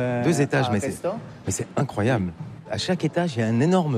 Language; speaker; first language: French; native; French